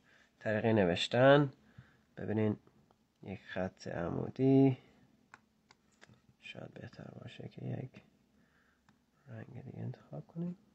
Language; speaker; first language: Persian; native; Persian